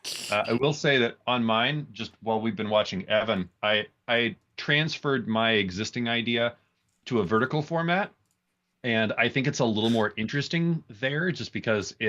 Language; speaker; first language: English; native; English